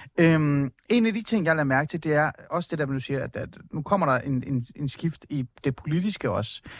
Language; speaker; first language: Danish; early bilingual, other home language; Persian